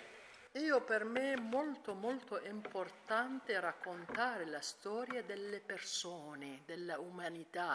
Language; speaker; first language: Italian; non-native, learner; Arabic